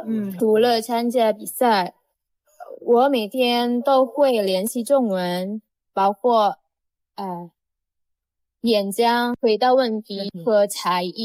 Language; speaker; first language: Chinese; non-native, fluent; Indonesian